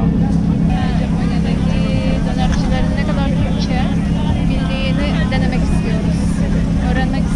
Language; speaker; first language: Turkish; non-native, fluent; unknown